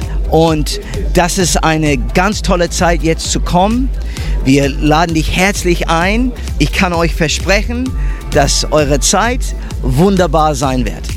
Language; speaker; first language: German; early bilingual, heritage; English